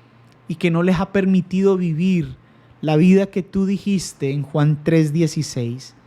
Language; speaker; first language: Spanish; native; Spanish